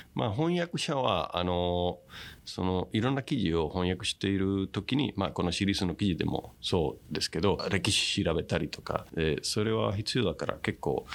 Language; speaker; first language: Japanese; non-native, fluent; Spanish